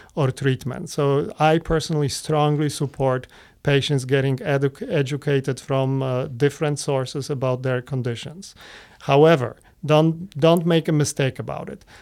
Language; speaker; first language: English; non-native, fluent; Polish